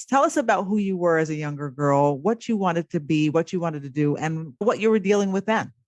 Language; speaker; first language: English; native; English